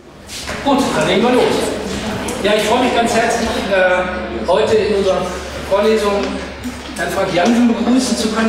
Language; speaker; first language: German; native; German